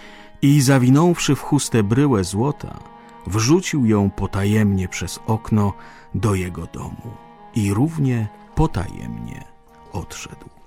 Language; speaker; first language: Polish; native; Polish